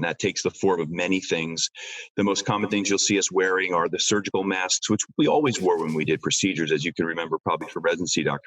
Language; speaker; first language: English; native; English